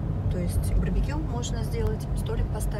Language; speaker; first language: Russian; native; Russian